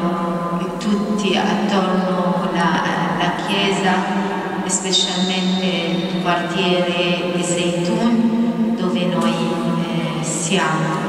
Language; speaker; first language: Italian; non-native, fluent; Arabic